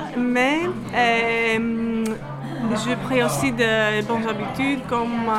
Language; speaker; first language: French; non-native, fluent; Greek